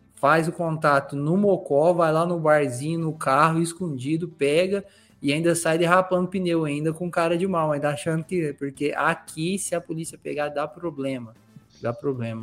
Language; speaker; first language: Portuguese; native; Portuguese